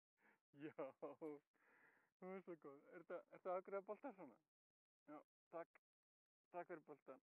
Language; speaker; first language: Icelandic; non-native, learner; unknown